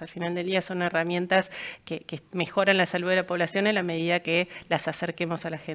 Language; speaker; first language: Spanish; native; Spanish